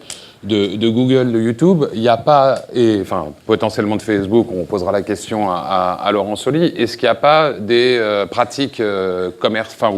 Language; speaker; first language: French; native; French